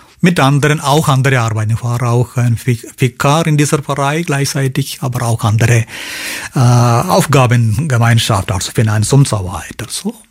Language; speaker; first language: German; non-native, fluent; Malayalam